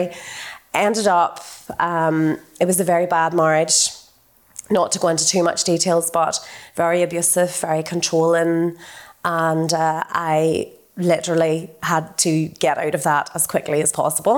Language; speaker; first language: English; native; English